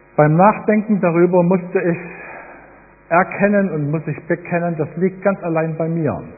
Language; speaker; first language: German; native; German